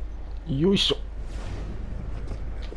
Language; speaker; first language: Japanese; native; Japanese